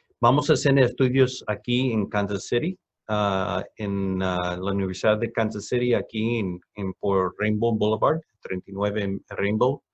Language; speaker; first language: Spanish; non-native, fluent; English